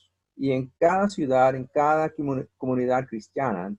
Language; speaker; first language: Spanish; non-native, fluent; English